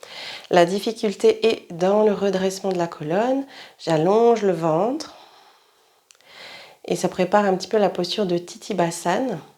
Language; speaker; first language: French; native; French